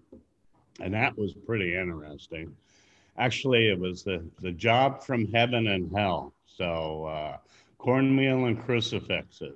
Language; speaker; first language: English; native; English